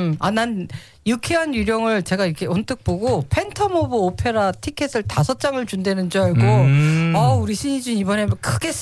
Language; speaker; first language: Korean; native; Korean